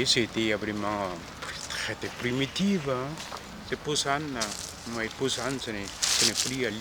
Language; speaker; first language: French; non-native, fluent; Korean